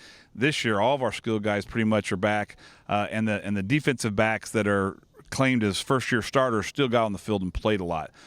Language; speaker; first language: English; native; English